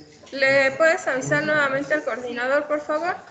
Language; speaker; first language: Spanish; native; Spanish